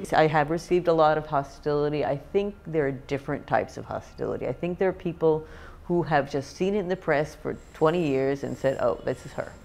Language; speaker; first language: English; native; English